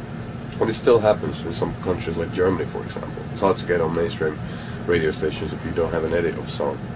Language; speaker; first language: English; non-native, fluent; Finnish